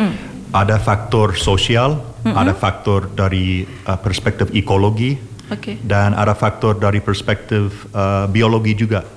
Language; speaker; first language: Indonesian; non-native, learner; English